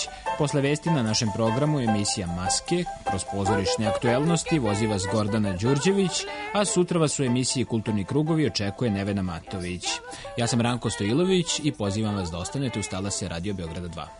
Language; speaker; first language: Serbian; native; Serbian